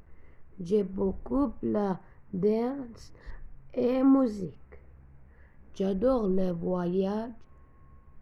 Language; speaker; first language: French; non-native, learner; Arabic